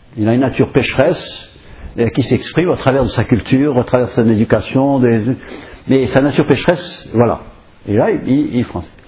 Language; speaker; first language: French; non-native, fluent; English